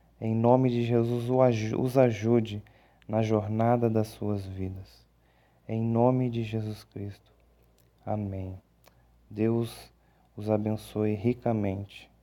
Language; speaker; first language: Portuguese; native; Portuguese